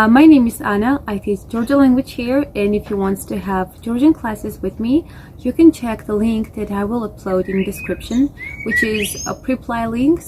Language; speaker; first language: English; non-native, fluent; Georgian